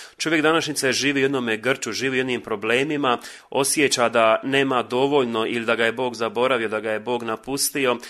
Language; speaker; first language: Croatian; native; Croatian